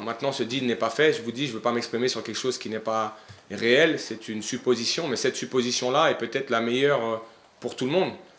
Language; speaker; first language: French; native; French